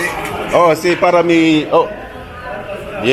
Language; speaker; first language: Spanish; non-native, learner; English